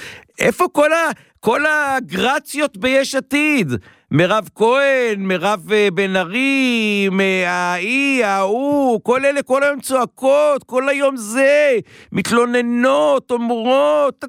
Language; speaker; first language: Hebrew; native; Hebrew